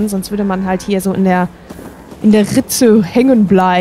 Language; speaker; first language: German; native; German